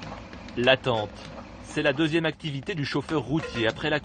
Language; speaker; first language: French; native; French